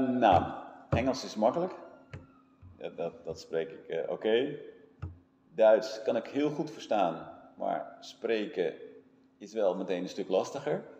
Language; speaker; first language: Dutch; native; Dutch